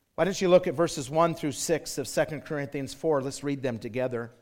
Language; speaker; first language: English; native; English